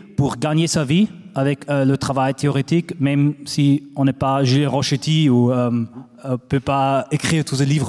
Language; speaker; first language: French; non-native, fluent; German